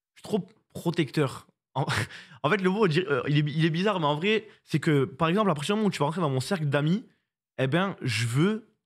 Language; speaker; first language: French; native; French